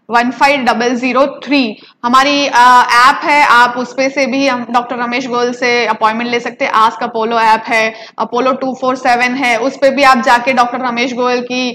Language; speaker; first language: Hindi; non-native, local second language; Gujarati